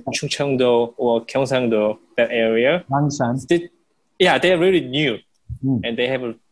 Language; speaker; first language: English; non-native, fluent; Korean